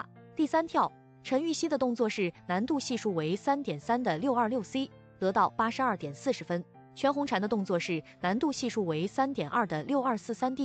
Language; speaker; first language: Chinese; native; Chinese